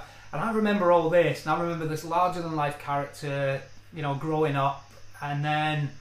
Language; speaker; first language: English; native; English